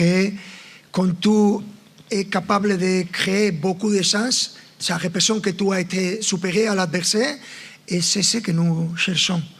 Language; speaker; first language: French; non-native, fluent; Spanish